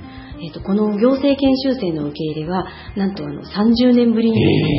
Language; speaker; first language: Japanese; native; Japanese